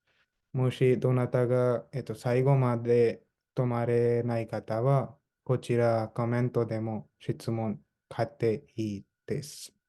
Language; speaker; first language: Japanese; non-native, fluent; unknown